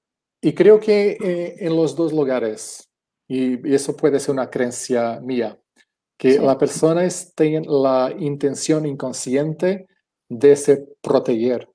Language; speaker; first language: Spanish; non-native, fluent; Portuguese